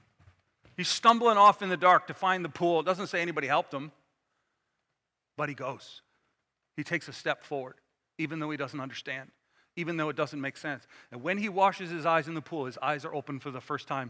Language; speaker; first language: English; native; English